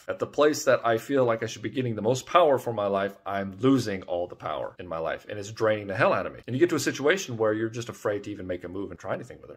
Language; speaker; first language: English; native; English